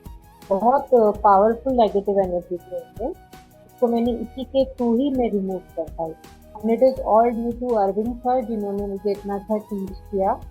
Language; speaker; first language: Hindi; native; Hindi